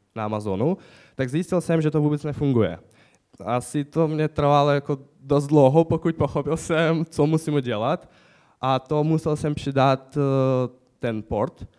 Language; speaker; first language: Czech; non-native, fluent; Ukrainian